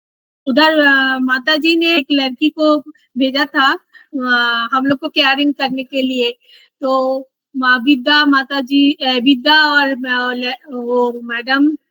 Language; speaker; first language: Hindi; non-native, local second language; Bangla